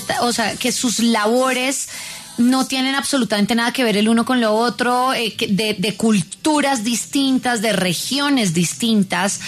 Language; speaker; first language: Spanish; native; Spanish